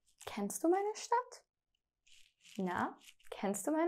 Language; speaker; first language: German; non-native, fluent; Persian